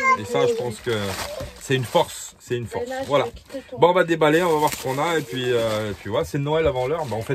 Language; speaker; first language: French; native; French